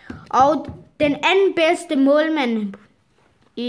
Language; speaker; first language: Danish; early bilingual, other home language; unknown